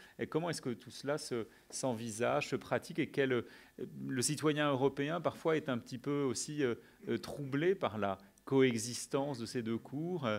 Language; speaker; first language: French; native; French